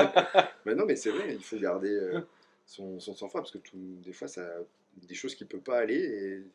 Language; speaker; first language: French; native; French